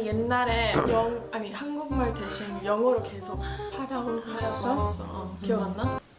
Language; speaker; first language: Korean; early bilingual, heritage; English